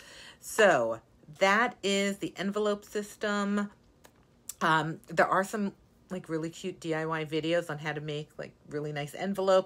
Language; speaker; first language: English; native; English